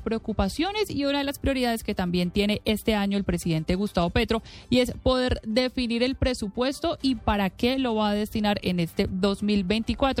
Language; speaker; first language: Spanish; native; Spanish